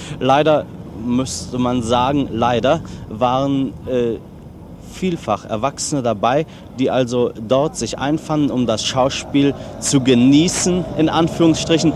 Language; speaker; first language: German; native; German